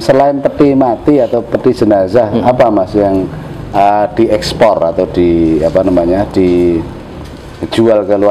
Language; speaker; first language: Indonesian; native; Indonesian